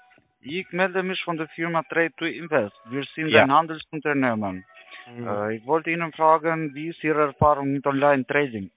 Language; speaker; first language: German; non-native, learner; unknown